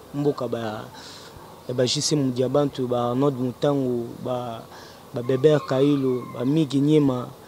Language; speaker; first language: Lingala; native; Lingala